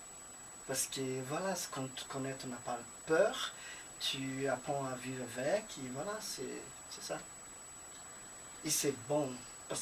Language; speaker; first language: French; non-native, fluent; Portuguese